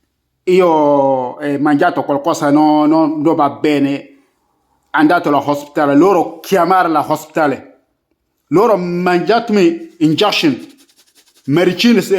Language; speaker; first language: Italian; non-native, learner; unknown